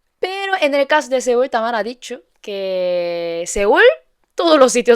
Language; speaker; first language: Spanish; non-native, fluent; Korean